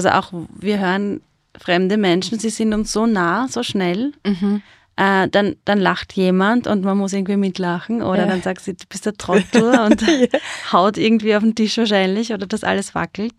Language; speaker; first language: German; native; German